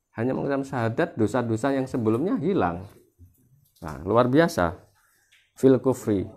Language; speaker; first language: Indonesian; non-native, local second language; Javanese